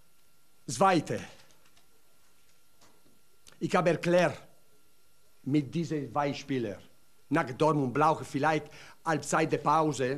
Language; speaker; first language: German; non-native, learner; Italian